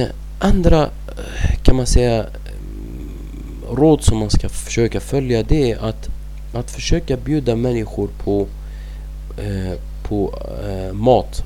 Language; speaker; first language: Swedish; non-native, fluent; Arabic